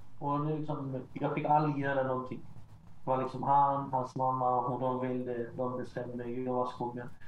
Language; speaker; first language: Swedish; early bilingual, other home language; Arabic